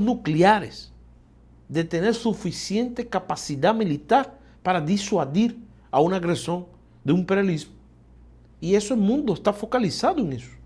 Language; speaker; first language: Portuguese; non-native, fluent; Spanish